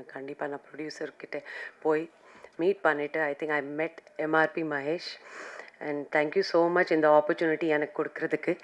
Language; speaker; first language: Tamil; non-native, fluent; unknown